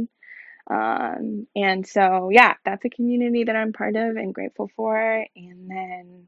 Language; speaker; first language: English; native; English